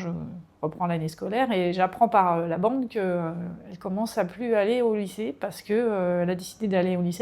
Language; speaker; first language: French; native; French